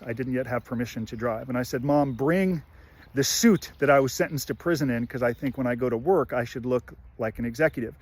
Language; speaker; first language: English; native; English